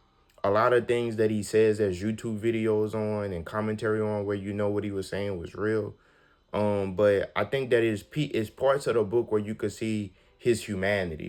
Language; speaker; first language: English; native; English